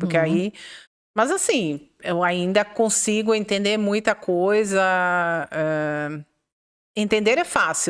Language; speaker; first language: Portuguese; non-native, fluent; Dutch